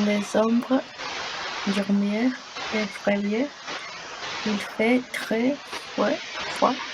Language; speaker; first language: French; non-native, learner; Spanish